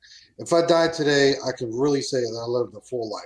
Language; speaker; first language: English; non-native, fluent; German